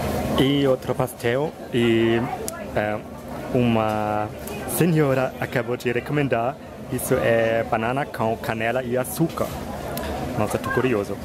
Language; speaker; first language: Portuguese; non-native, fluent; German